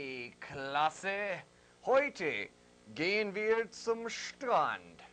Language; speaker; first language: German; non-native, fluent; English